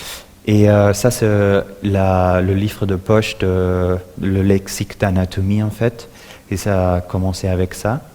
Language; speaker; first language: French; non-native, fluent; German